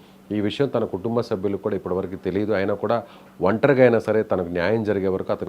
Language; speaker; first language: Telugu; native; Telugu